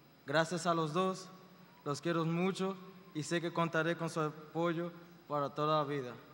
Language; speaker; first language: Spanish; early bilingual, other home language; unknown